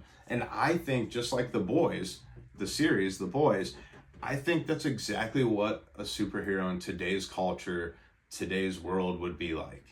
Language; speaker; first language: English; native; English